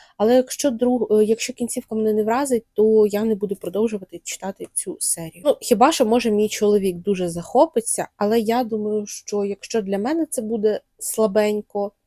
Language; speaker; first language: Ukrainian; non-native, local second language; Russian